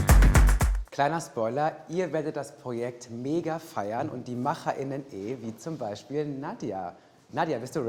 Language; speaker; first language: German; native; German